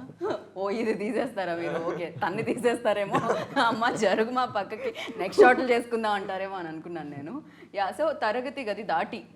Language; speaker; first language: Telugu; native; Telugu